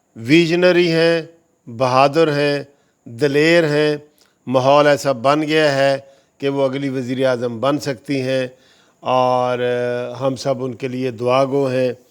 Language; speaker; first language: Urdu; non-native, local second language; Punjabi